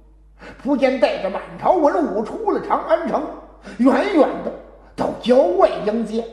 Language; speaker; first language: Chinese; native; Chinese